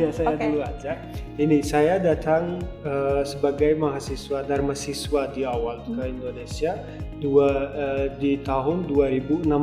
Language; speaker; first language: Indonesian; non-native, fluent; Turkmen